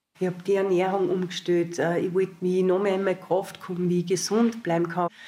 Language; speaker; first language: German; native; German